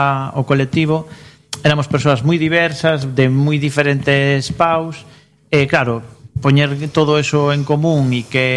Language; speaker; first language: Galician; native; Galician